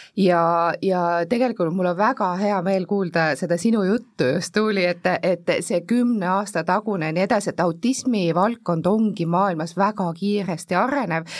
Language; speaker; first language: Estonian; native; Estonian